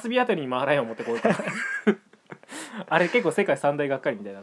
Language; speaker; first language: Japanese; native; Japanese